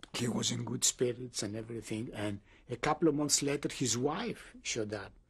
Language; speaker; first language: English; non-native, fluent; Greek